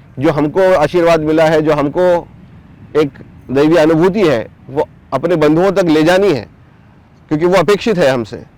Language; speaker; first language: Hindi; non-native, local second language; Marathi